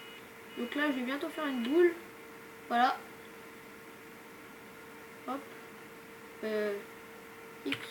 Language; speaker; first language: French; native; French